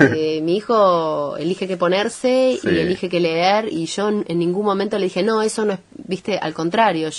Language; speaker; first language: Spanish; native; Spanish